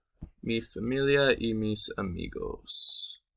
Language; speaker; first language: Spanish; non-native, learner; English